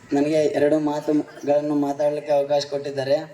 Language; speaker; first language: Kannada; non-native, fluent; Telugu